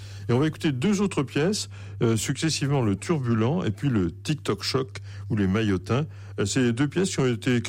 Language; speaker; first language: French; native; French